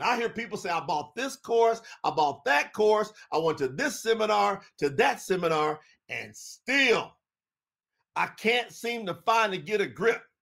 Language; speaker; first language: English; native; English